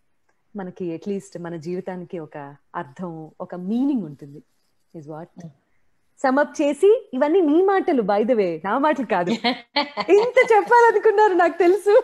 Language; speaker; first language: Telugu; native; Telugu